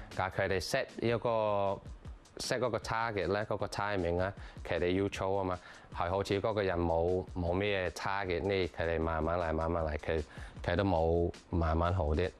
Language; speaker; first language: Cantonese; non-native, learner; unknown